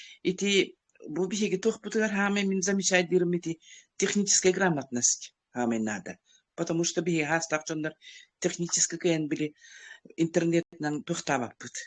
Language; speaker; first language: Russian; non-native, local second language; Yakut